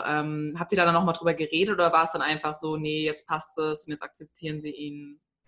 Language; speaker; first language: German; early bilingual, heritage; German